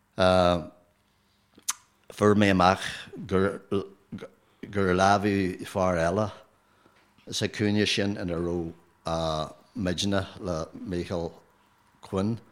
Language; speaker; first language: Irish; non-native, local second language; English